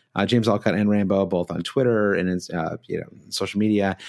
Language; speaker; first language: English; native; English